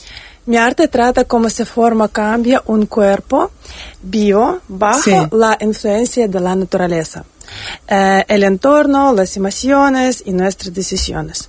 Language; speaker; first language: Spanish; non-native, fluent; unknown